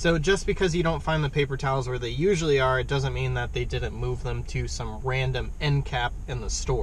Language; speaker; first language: English; native; English